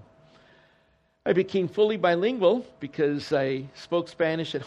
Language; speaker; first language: English; early bilingual, other home language; Spanish